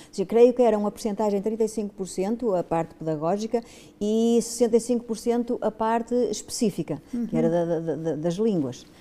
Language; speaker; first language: Portuguese; native; Portuguese